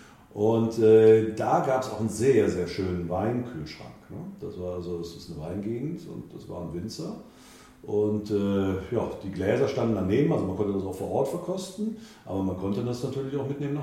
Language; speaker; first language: German; native; German